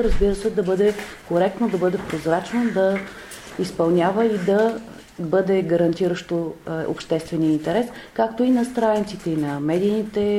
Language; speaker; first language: Bulgarian; native; Bulgarian